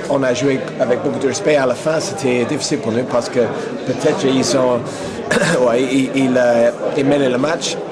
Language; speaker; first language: French; non-native, fluent; English